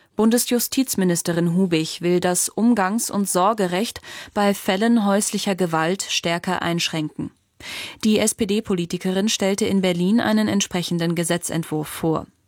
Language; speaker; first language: German; native; German